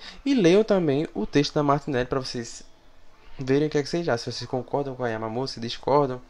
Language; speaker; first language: Portuguese; native; Portuguese